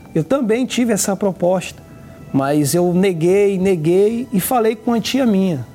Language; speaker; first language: Portuguese; native; Portuguese